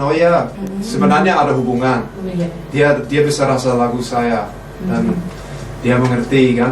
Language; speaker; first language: Indonesian; non-native, fluent; English